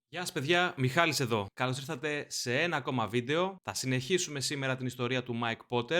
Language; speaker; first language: Greek; native; Greek